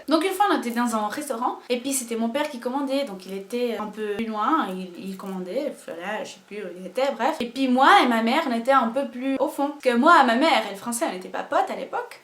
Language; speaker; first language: French; non-native, fluent; Portuguese